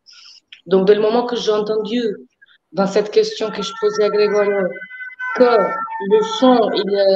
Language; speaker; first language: French; non-native, fluent; Portuguese